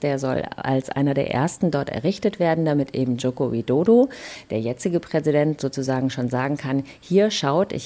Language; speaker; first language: German; native; German